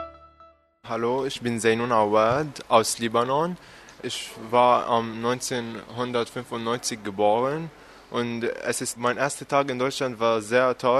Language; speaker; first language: German; non-native, learner; Arabic